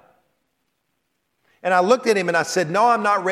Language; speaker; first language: English; native; English